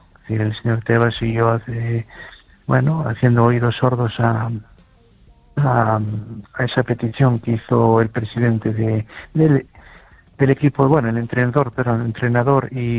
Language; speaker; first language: Spanish; native; Spanish